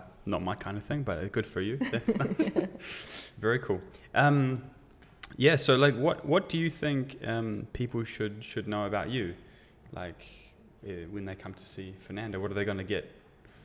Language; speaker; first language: English; native; English